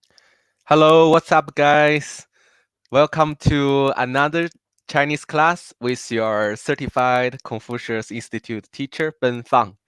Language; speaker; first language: English; non-native, fluent; Chinese